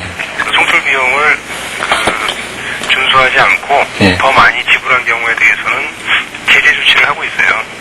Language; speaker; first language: Korean; native; Korean